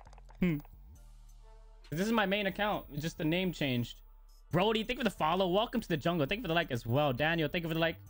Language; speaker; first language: English; native; English